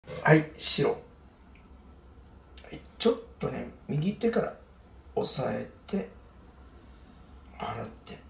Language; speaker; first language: Japanese; native; Japanese